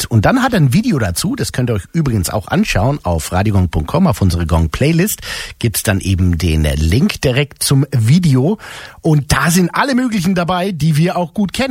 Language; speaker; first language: German; native; German